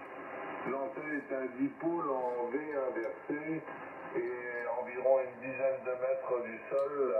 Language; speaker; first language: French; native; French